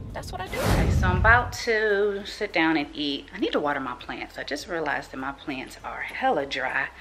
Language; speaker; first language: English; native; English